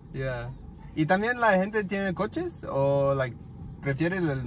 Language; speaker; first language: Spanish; non-native, learner; English